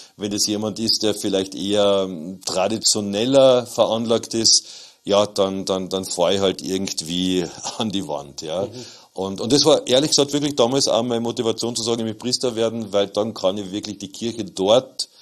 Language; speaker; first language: German; native; German